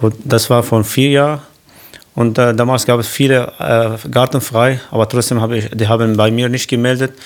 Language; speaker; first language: German; non-native, local second language; Kurdish